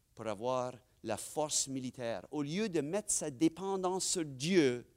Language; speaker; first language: French; non-native, fluent; English